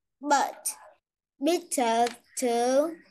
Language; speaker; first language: English; non-native, learner; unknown